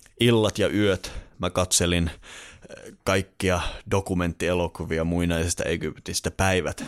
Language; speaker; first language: Finnish; native; Finnish